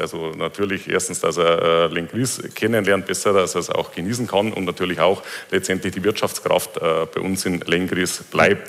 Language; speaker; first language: German; native; German